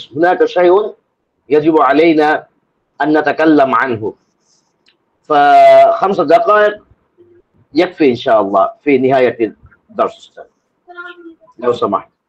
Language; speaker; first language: Arabic; non-native, learner; Bangla